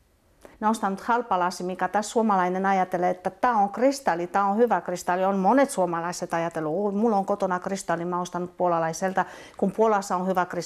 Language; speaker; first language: Finnish; non-native, fluent; Polish